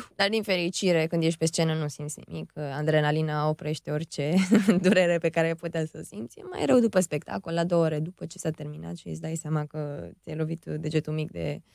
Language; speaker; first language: Romanian; native; Romanian